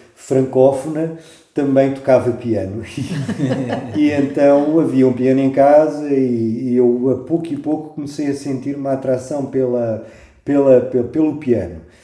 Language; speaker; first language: Portuguese; non-native, fluent; French